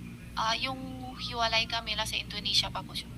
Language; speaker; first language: Filipino; non-native, learner; Chinese